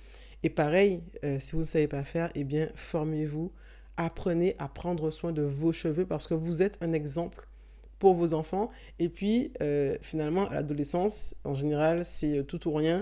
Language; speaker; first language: French; native; French